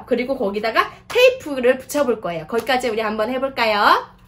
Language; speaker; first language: Korean; native; Korean